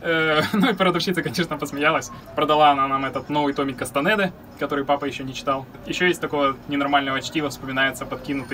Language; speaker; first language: Russian; native; Russian